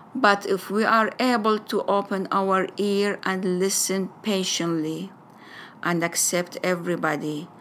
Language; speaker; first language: English; non-native, fluent; Arabic